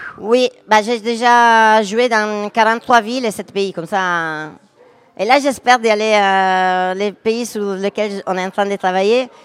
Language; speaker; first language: French; non-native, fluent; Italian